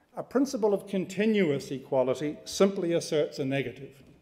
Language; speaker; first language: English; native; English